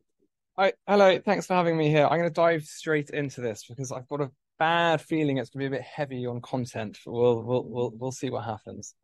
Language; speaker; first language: English; native; English